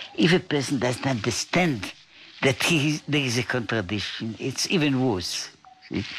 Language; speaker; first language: English; non-native, fluent; Hebrew